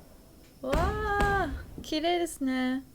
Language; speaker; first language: Japanese; non-native, learner; English